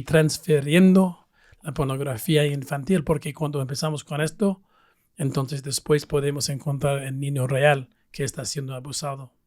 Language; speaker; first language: Spanish; non-native, fluent; English